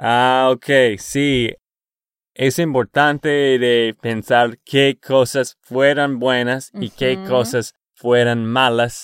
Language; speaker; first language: Spanish; non-native, learner; English